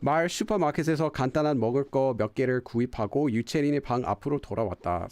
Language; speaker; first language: Korean; non-native, fluent; English